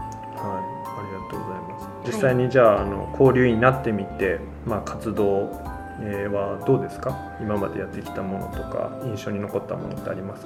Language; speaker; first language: Japanese; native; Japanese